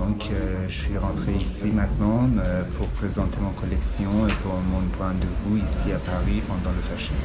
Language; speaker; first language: French; non-native, learner; Persian